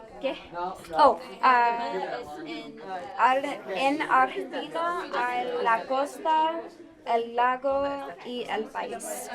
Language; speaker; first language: Spanish; non-native, learner; English